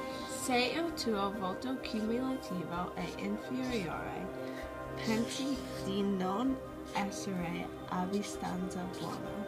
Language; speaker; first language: Italian; non-native, learner; English